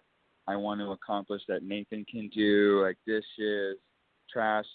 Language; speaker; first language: English; native; English